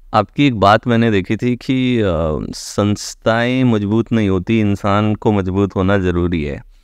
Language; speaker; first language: Hindi; native; Hindi